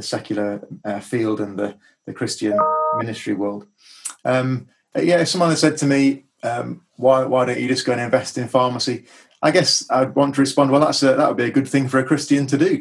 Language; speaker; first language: English; native; English